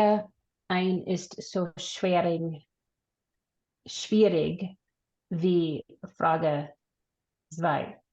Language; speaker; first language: German; non-native, learner; English